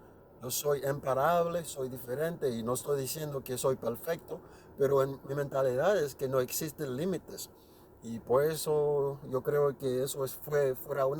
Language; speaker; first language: Spanish; non-native, learner; Haitian Creole